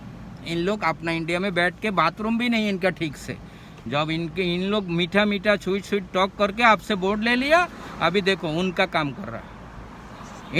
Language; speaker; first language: Hindi; non-native, local second language; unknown